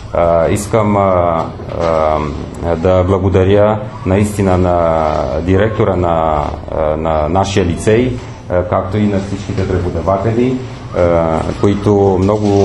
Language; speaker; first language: Bulgarian; non-native, fluent; Romanian